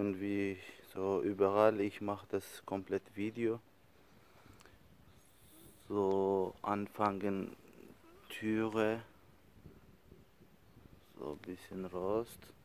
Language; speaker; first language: German; non-native, learner; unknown